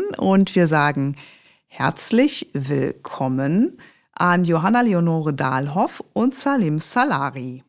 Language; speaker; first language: German; native; German